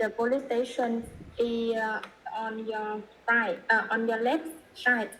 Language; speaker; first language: English; non-native, learner; Vietnamese